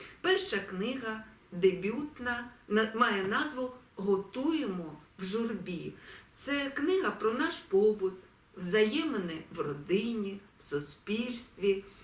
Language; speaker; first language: Ukrainian; native; Ukrainian